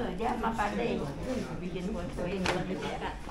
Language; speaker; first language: Indonesian; non-native, local second language; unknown